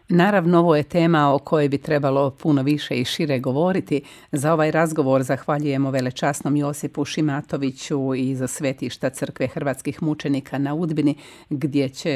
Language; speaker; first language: Croatian; native; Croatian